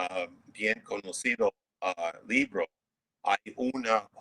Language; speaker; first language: Spanish; non-native, fluent; English